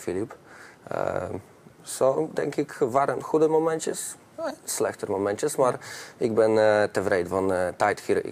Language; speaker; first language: Dutch; non-native, learner; Polish